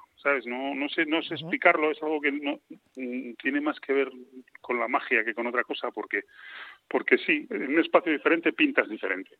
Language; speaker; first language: Spanish; native; Spanish